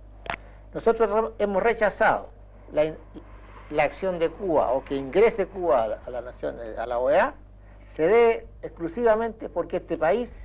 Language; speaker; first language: Spanish; native; Spanish